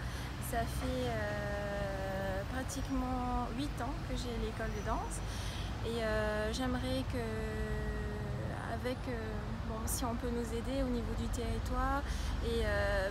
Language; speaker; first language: French; non-native, fluent; Japanese